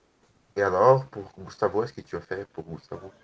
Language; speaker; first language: French; non-native, learner; Portuguese